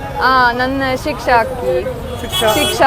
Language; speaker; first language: Kannada; non-native, learner; German